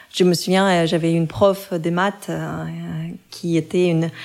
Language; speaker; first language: French; non-native, fluent; Russian